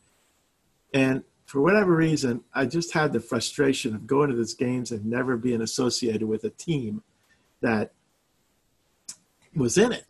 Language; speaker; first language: English; native; English